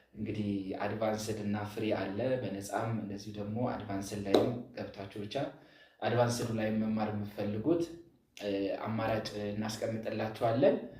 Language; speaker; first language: Amharic; native; Amharic